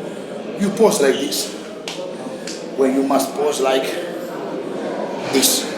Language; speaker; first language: English; non-native, learner; Italian